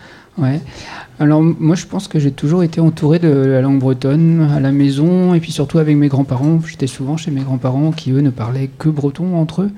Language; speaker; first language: French; native; French